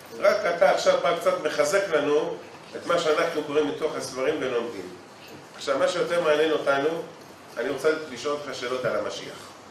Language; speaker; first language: Hebrew; native; Hebrew